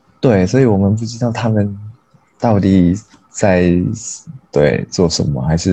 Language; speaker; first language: Chinese; non-native, learner; Japanese